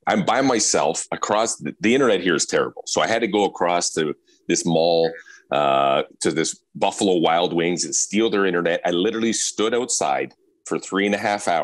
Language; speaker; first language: English; native; English